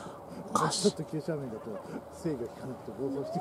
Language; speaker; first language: Japanese; native; Japanese